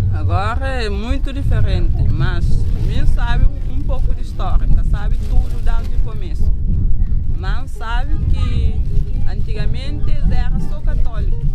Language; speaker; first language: Portuguese; non-native, local second language; Kabuverdianu